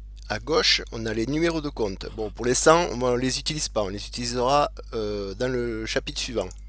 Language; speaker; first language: French; native; French